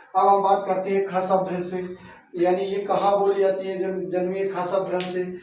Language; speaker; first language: Hindi; native; Hindi